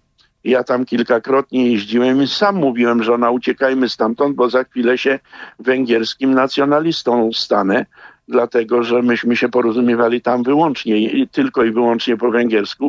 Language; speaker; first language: Polish; native; Polish